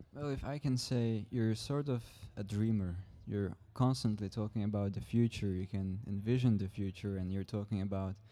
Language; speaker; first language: English; non-native, fluent; Czech